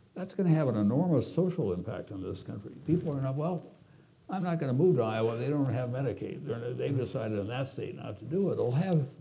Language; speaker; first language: English; native; English